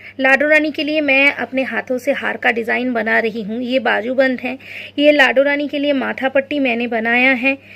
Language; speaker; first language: Hindi; non-native, local second language; Bangla